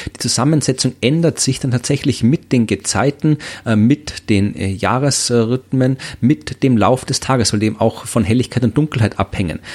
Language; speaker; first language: German; native; German